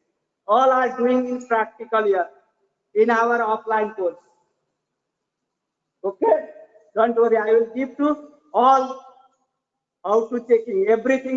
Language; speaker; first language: English; non-native, learner; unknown